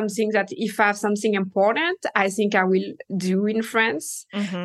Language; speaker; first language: English; non-native, fluent; French